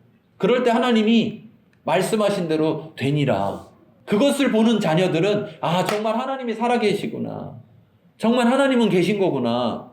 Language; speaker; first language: Korean; native; Korean